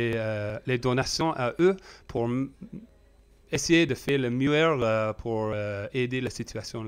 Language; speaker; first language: French; non-native, learner; English